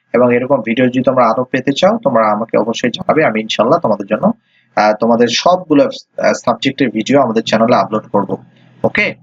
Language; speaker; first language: Bangla; native; Bangla